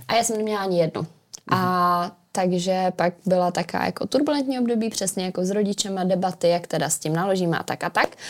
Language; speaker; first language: Czech; native; Czech